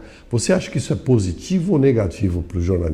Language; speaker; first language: Portuguese; native; Portuguese